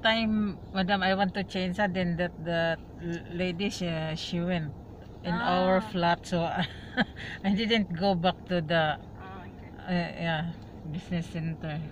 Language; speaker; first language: English; non-native, local second language; Filipino